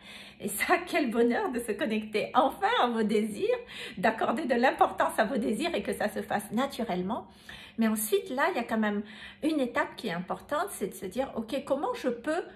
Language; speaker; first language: French; native; French